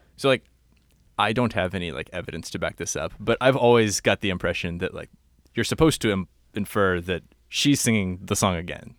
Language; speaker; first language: English; native; English